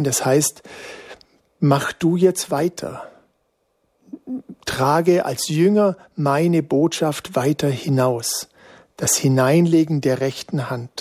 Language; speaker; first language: German; native; German